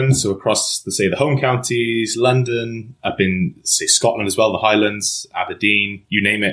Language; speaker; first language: English; native; English